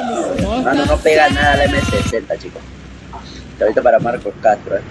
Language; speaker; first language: Spanish; native; Spanish